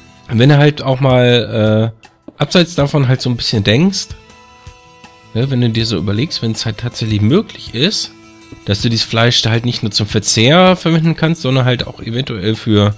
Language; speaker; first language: German; native; German